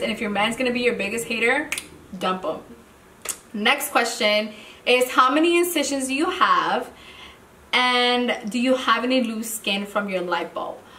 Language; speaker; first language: English; early bilingual, other home language; Spanish